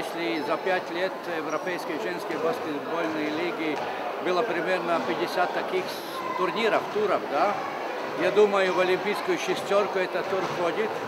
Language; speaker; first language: Russian; non-native, fluent; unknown